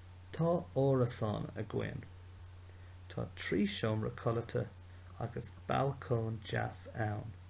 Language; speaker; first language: Irish; non-native, local second language; English